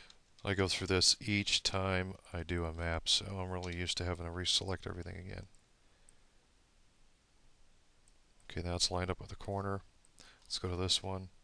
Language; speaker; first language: English; native; English